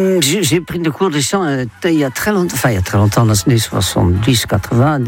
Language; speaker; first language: French; native; French